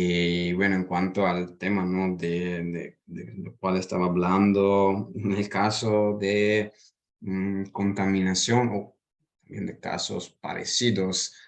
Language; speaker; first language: Spanish; non-native, fluent; Italian